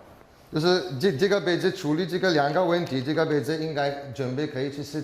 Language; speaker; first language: Chinese; non-native, fluent; Morisyen